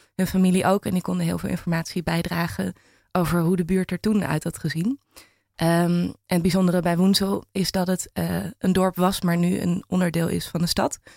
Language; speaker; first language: Dutch; native; Dutch